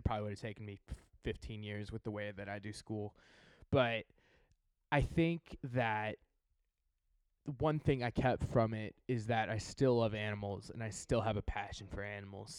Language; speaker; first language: English; native; English